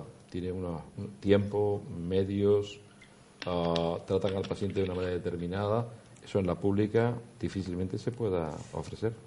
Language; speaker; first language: Spanish; native; Spanish